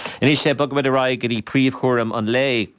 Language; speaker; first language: Irish; native; Irish